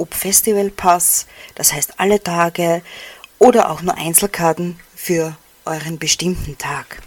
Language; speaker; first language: German; native; German